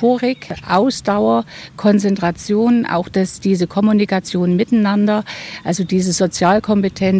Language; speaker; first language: German; native; German